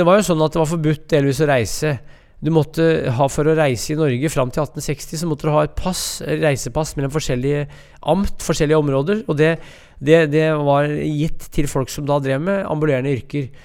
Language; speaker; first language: Norwegian; native; Norwegian